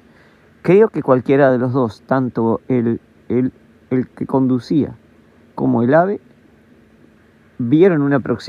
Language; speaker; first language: Spanish; native; Spanish